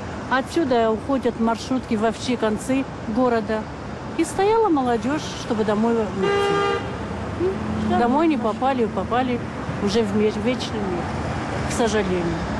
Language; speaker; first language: Russian; native; Russian